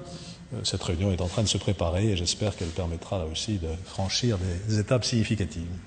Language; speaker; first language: French; native; French